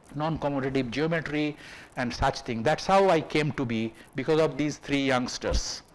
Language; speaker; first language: English; non-native, local second language; Bangla